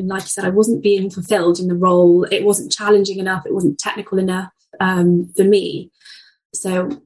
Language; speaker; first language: English; native; English